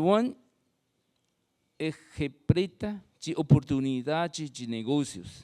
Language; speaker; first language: Portuguese; non-native, fluent; Chinese